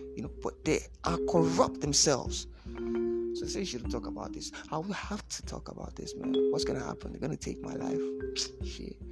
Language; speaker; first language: English; non-native, local second language; Yoruba